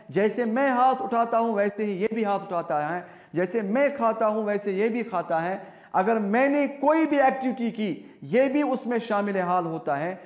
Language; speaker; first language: Hindi; non-native, local second language; Kashmiri